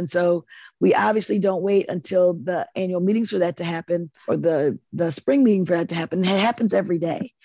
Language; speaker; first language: English; native; English